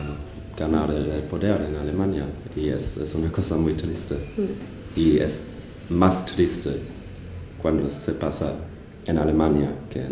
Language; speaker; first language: Spanish; non-native, fluent; German